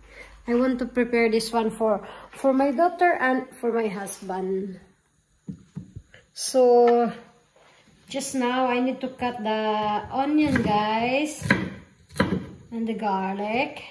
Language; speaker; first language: English; non-native, local second language; Filipino